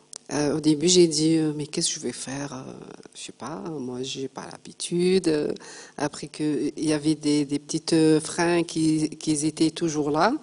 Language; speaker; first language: French; non-native, fluent; Arabic